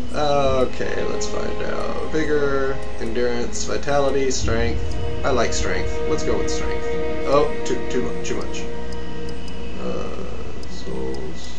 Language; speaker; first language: English; native; English